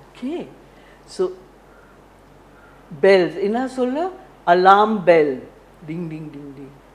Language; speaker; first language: Tamil; non-native, learner; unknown